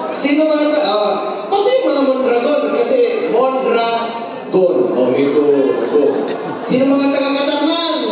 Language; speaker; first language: Filipino; non-native, local second language; Cebuano